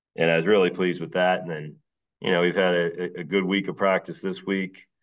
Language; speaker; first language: English; native; English